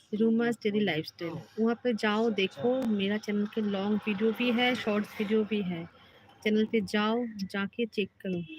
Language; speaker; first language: Hindi; non-native, local second language; Bangla